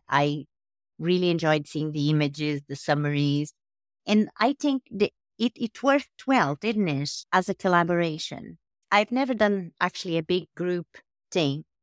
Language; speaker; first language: English; non-native, fluent; Portuguese